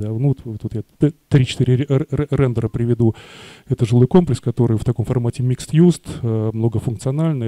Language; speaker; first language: Russian; native; Russian